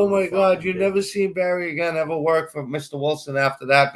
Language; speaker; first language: English; native; English